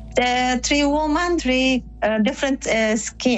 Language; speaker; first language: English; non-native, learner; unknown